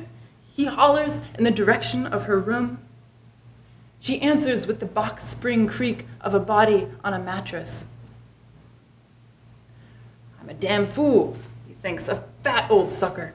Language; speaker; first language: English; native; English